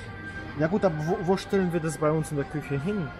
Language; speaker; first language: German; native; German